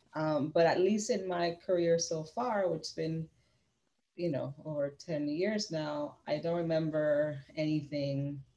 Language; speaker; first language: English; non-native, fluent; Spanish